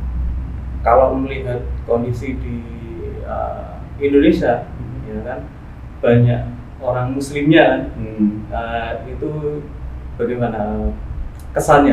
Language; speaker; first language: Indonesian; native; Indonesian